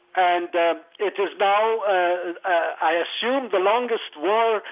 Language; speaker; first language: English; non-native, fluent; Persian